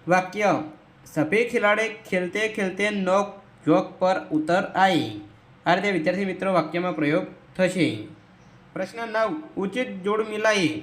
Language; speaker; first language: Hindi; non-native, local second language; Gujarati